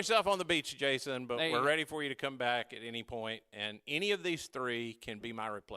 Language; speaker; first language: English; native; English